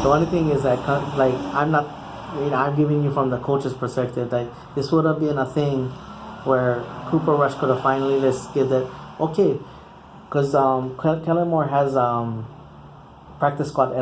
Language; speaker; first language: English; native; English